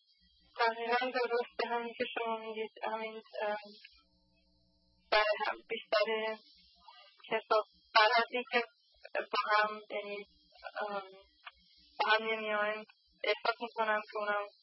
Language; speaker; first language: Persian; early bilingual, heritage; Persian